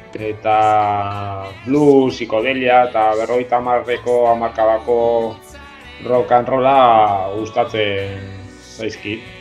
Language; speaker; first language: Basque; non-native, local second language; Spanish